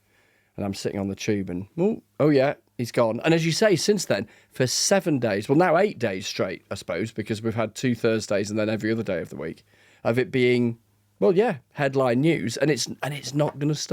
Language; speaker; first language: English; native; English